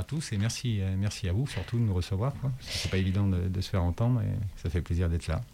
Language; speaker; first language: French; native; French